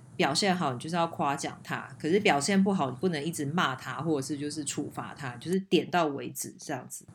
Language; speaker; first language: Chinese; native; Chinese